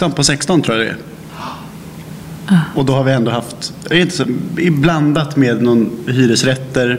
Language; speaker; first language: Swedish; native; Swedish